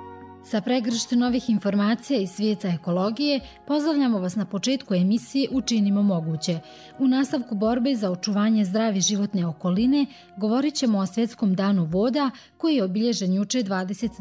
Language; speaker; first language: Serbian; native; Serbian